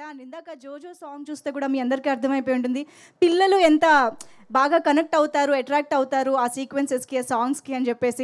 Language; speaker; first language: Telugu; native; Telugu